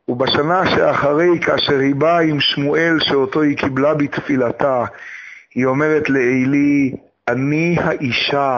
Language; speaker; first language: Hebrew; native; Hebrew